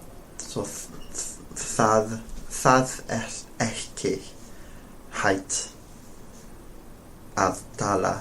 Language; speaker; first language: Icelandic; non-native, learner; English